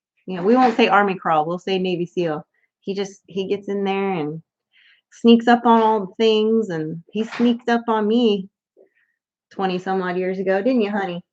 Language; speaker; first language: English; native; English